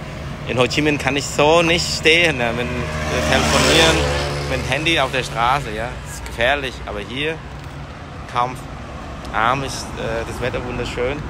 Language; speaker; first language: German; non-native, learner; Vietnamese